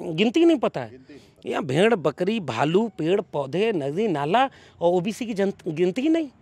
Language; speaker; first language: Hindi; native; Hindi